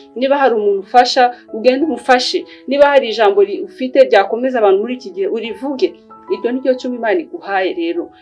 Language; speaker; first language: Kinyarwanda; early bilingual, heritage; Kinyarwanda